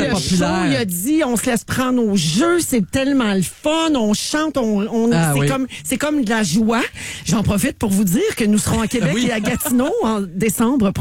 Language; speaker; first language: French; native; French